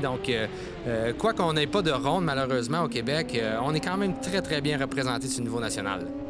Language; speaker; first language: French; native; French